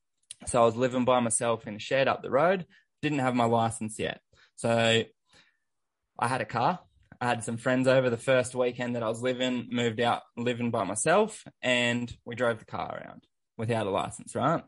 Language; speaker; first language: English; native; English